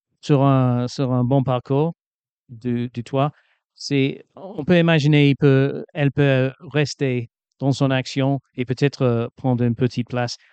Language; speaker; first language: French; non-native, fluent; English